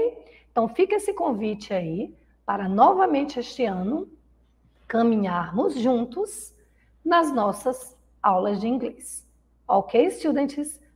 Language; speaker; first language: Portuguese; native; Portuguese